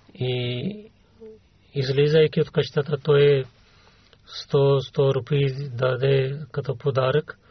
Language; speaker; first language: Bulgarian; non-native, learner; Urdu